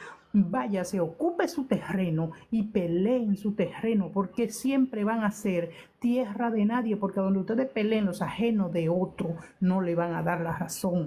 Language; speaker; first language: Spanish; native; Spanish